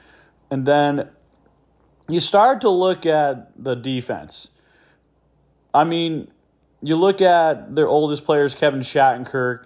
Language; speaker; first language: English; native; English